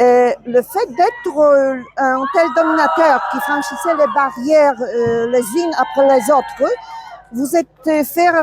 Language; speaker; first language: French; non-native, learner; Polish